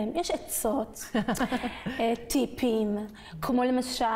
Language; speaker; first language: Hebrew; early bilingual, other home language; French